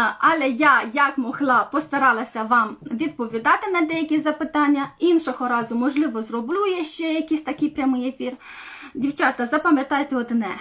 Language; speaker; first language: Ukrainian; non-native, local second language; Romanian